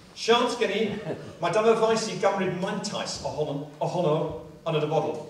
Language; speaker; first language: Welsh; non-native, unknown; English